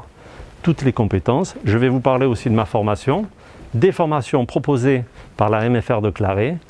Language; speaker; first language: French; native; French